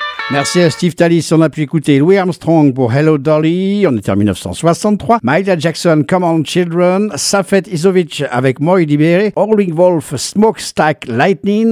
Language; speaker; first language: French; native; French